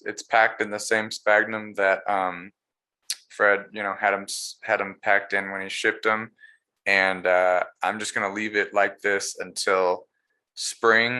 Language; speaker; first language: English; native; English